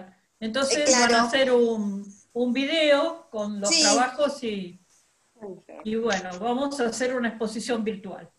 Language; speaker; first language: Spanish; native; Spanish